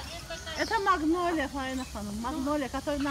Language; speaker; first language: Russian; non-native, fluent; Azerbaijani